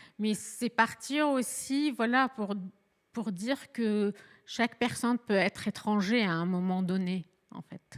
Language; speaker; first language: French; non-native, fluent; Arabic